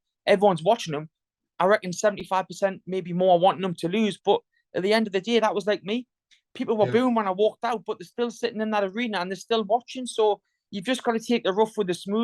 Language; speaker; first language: English; native; English